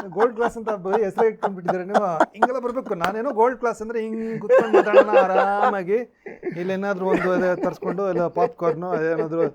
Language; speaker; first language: Kannada; non-native, local second language; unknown